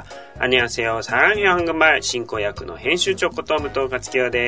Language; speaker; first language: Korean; non-native, fluent; Japanese